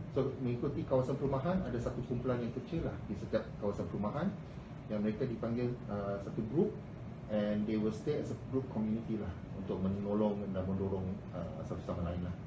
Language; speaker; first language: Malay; non-native, local second language; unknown